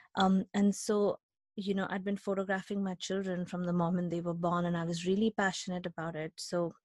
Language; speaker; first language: English; non-native, local second language; Hindi